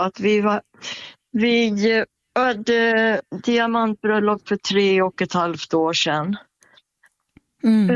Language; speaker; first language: Swedish; native; Swedish